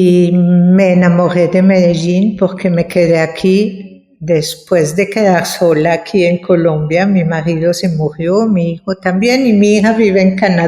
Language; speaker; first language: Spanish; non-native, fluent; French